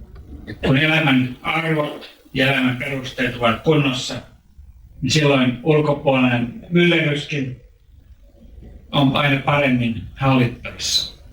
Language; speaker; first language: Finnish; native; Finnish